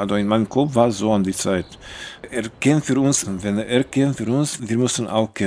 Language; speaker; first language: German; non-native, fluent; Romanian